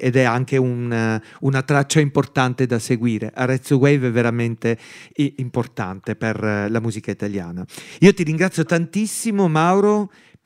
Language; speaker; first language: Italian; native; Italian